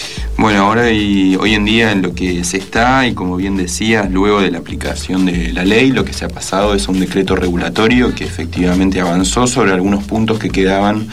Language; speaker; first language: Spanish; native; Spanish